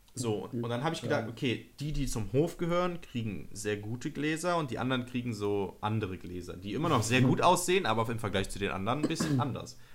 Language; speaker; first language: German; native; German